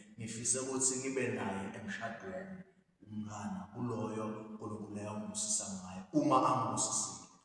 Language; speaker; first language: Zulu; native; Zulu